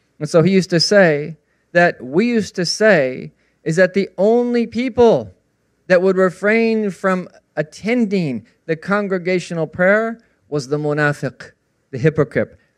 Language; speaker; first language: English; native; English